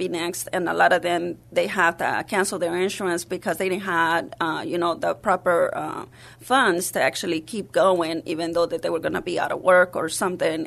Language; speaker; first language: English; early bilingual, other home language; Spanish